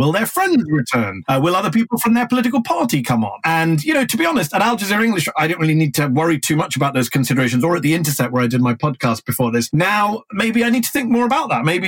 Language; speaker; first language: English; native; English